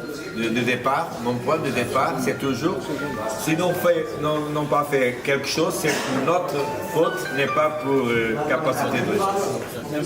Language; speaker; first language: French; non-native, fluent; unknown